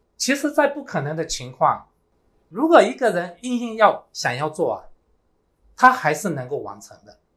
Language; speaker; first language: Chinese; early bilingual, heritage; Chinese